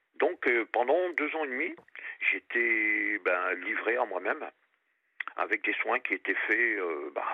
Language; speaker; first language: French; native; French